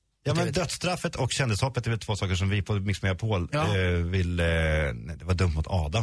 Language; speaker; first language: Swedish; native; Swedish